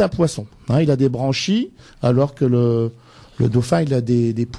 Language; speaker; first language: French; native; French